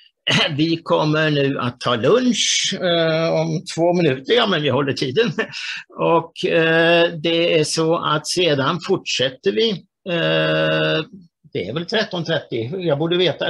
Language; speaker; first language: Swedish; native; Swedish